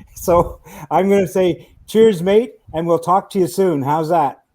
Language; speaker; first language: English; native; English